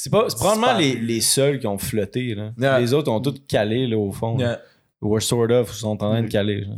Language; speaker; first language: French; native; French